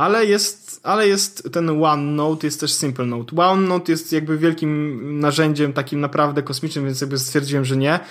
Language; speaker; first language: Polish; native; Polish